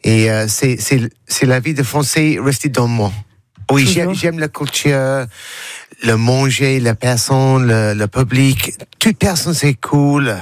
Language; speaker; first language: French; non-native, learner; English